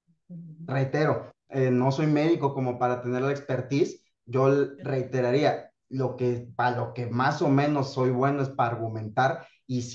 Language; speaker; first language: Spanish; native; Spanish